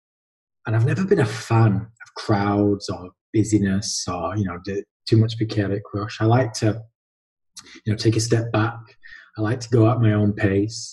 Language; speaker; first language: English; native; English